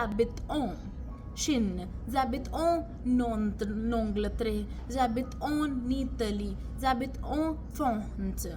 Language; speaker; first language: French; non-native, fluent; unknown